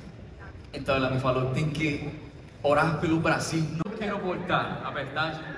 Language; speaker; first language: Portuguese; non-native, fluent; Spanish